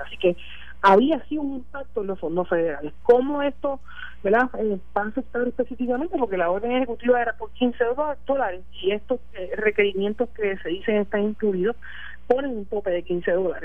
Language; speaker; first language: Spanish; native; Spanish